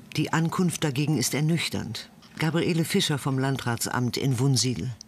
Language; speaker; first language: German; native; German